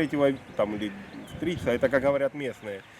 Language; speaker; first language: Russian; native; Russian